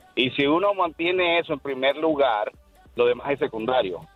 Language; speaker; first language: Spanish; native; Spanish